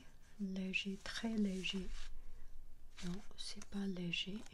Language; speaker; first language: French; non-native, learner; Chinese